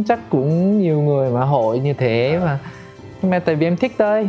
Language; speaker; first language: Vietnamese; non-native, fluent; Korean